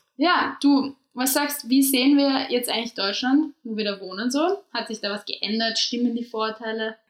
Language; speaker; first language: German; native; German